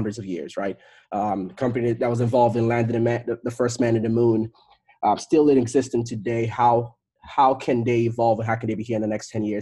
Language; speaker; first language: English; non-native, local second language; Igbo